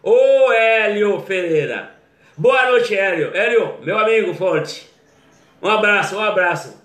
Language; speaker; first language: Portuguese; non-native, learner; Haitian Creole